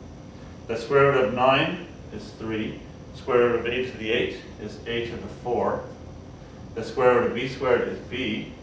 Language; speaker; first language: English; native; English